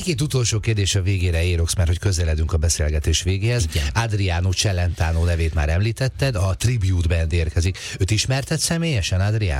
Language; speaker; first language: Hungarian; native; Hungarian